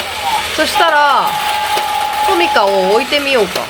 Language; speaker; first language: Japanese; native; Japanese